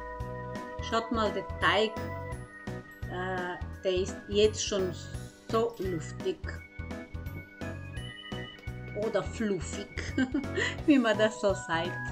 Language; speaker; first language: German; non-native, fluent; Croatian